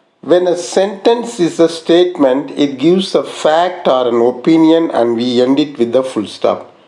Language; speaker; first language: English; non-native, local second language; Tamil